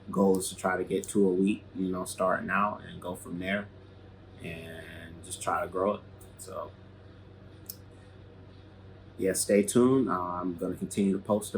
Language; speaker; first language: English; native; English